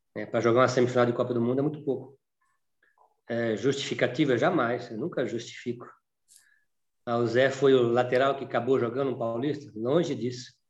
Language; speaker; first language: Portuguese; native; Portuguese